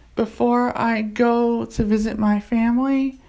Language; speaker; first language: English; native; English